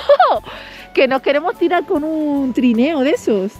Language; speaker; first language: Spanish; native; Spanish